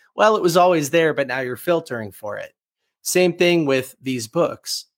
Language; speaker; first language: English; native; English